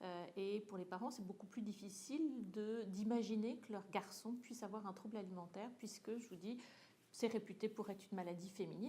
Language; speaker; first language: French; native; French